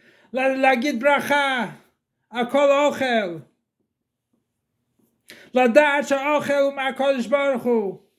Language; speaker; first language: Hebrew; non-native, fluent; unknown